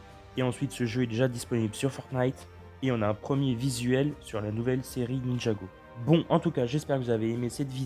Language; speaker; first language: French; native; French